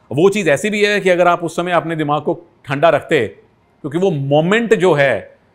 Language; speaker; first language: Hindi; native; Hindi